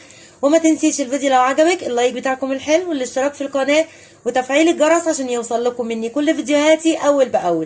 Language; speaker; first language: Arabic; native; Arabic